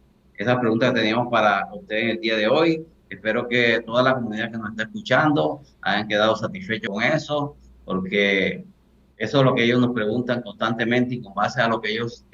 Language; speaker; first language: Spanish; native; Spanish